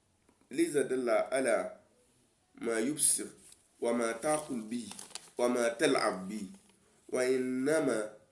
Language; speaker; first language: Arabic; non-native, learner; Yoruba